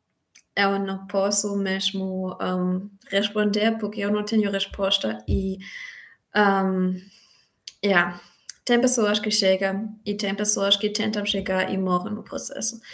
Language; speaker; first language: Portuguese; non-native, fluent; German